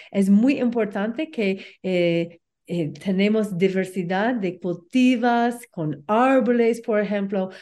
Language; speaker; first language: Spanish; non-native, learner; English